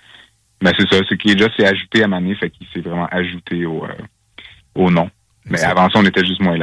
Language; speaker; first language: French; native; French